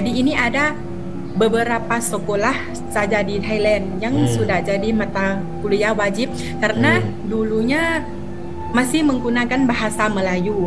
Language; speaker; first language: Indonesian; non-native, fluent; Thai